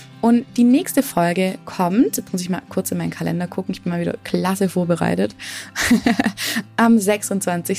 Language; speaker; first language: German; native; German